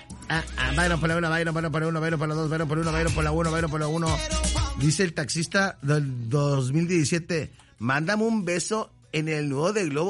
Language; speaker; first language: Spanish; native; Spanish